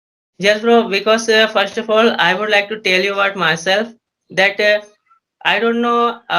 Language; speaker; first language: English; non-native, learner; Hindi